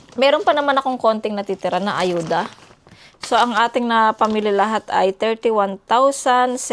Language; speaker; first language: Filipino; native; Filipino